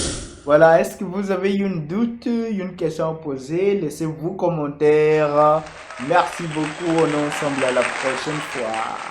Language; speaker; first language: French; non-native, fluent; Portuguese